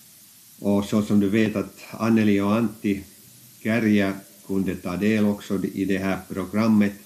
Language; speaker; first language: Swedish; non-native, fluent; Finnish